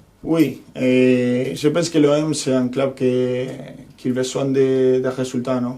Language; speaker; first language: French; non-native, fluent; Spanish